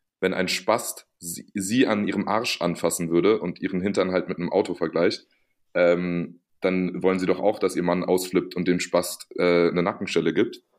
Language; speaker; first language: German; native; German